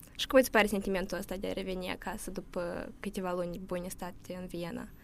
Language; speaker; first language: Romanian; native; Romanian